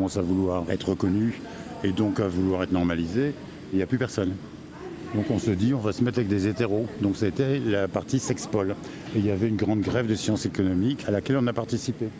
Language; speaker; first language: French; native; French